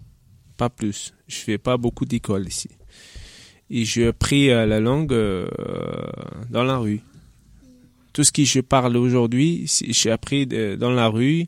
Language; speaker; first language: French; non-native, learner; Chechen